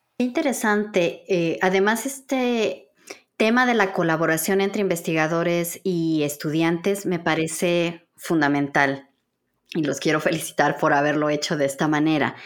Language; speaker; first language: Spanish; native; Spanish